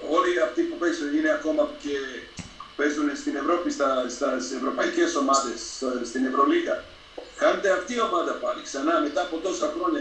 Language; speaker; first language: Greek; non-native, fluent; Serbian